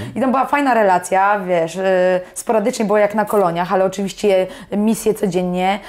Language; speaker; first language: Polish; native; Polish